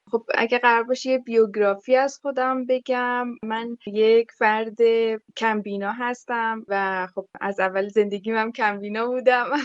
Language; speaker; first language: Persian; non-native, local second language; Kurdish